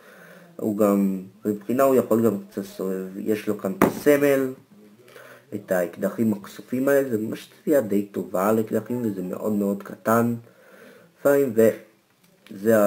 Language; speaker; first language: Hebrew; native; Hebrew